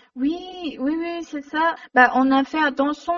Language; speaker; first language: French; non-native, learner; Chinese